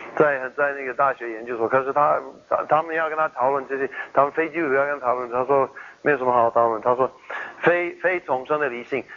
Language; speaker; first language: Chinese; non-native, fluent; English